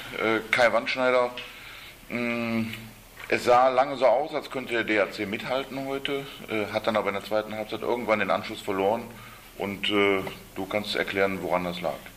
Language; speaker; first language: German; native; German